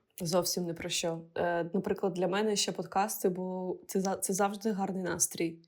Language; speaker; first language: Ukrainian; non-native, local second language; Russian